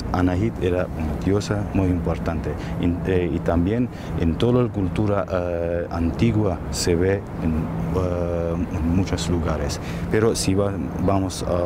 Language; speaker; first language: Spanish; non-native, learner; Armenian